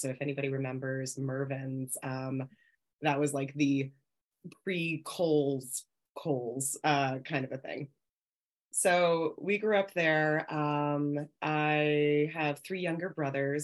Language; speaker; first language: English; native; English